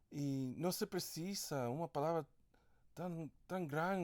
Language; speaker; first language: Portuguese; non-native, learner; English